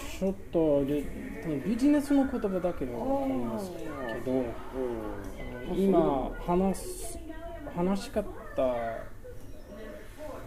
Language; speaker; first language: Japanese; non-native, learner; English